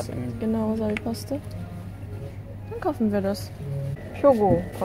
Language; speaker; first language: German; non-native, fluent; Korean